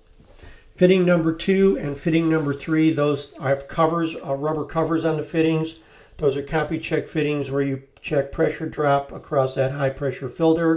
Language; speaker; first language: English; native; English